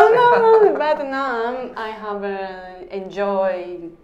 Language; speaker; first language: English; non-native, learner; Japanese